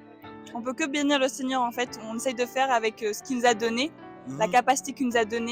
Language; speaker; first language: French; native; French